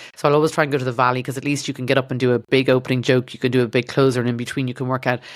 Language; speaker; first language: English; native; English